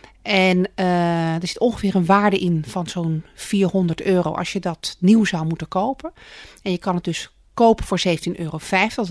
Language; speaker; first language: Dutch; native; Dutch